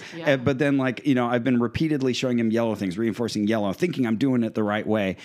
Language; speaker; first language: English; native; English